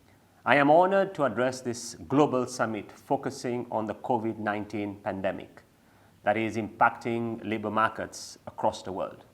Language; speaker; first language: English; non-native, local second language; Seselwa Creole French